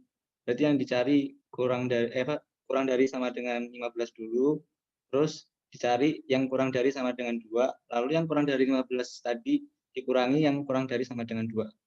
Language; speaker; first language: Indonesian; native; Indonesian